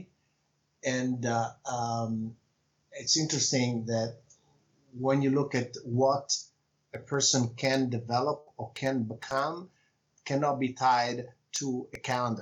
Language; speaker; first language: English; non-native, fluent; Italian